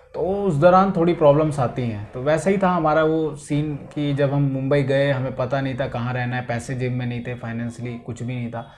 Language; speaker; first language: Hindi; native; Hindi